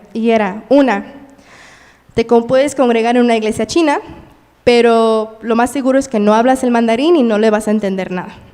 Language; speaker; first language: Spanish; early bilingual, heritage; Spanish